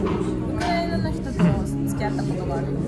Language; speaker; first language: Japanese; non-native, fluent; Russian